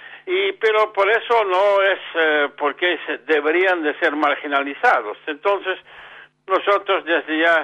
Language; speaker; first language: Spanish; non-native, fluent; Dutch